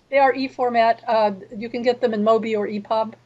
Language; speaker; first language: English; native; English